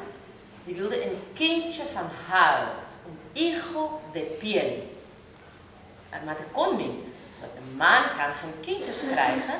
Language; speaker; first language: Dutch; non-native, fluent; Spanish